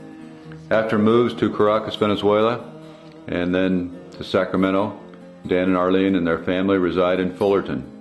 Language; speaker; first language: English; native; English